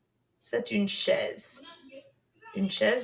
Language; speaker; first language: French; non-native, fluent; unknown